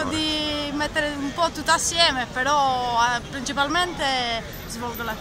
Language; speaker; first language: Italian; native; Italian